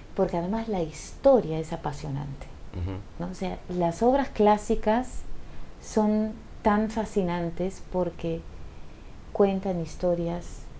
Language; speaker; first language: Spanish; non-native, fluent; Dutch